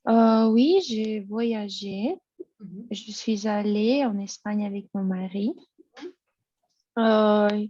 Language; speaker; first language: French; non-native, learner; Russian